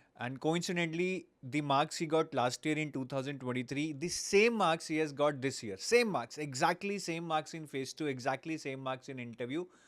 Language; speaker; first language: Hindi; native; Hindi